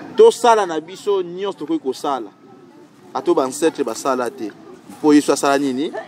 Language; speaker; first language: Lingala; non-native, local second language; Kongo